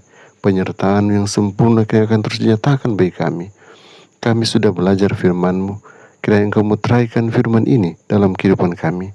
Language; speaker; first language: Indonesian; native; Indonesian